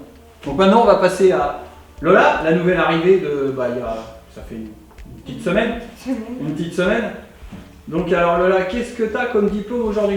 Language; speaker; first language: French; native; French